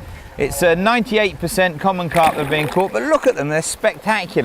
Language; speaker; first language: English; native; English